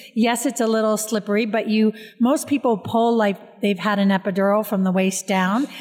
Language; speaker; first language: English; native; English